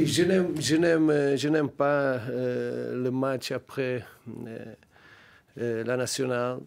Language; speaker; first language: French; non-native, learner; Portuguese